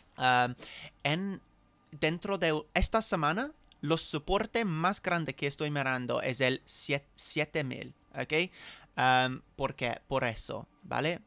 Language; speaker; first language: Spanish; non-native, learner; English